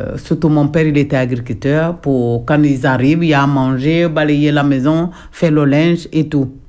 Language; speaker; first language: French; non-native, local second language; Jola-Fonyi